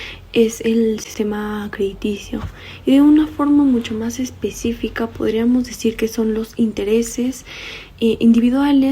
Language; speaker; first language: Spanish; native; Spanish